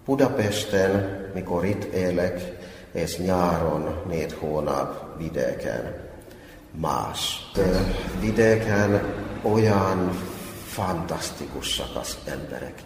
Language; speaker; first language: Hungarian; non-native, fluent; Finnish